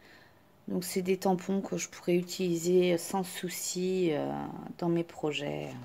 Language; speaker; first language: French; native; French